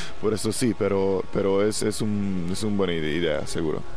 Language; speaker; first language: Spanish; non-native, fluent; Hungarian